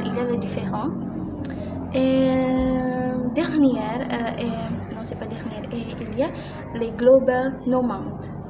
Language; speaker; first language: French; non-native, learner; Indonesian